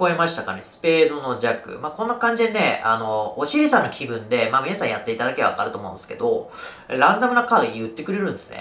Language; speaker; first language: Japanese; native; Japanese